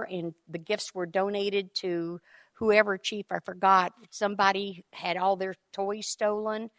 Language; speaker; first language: English; native; English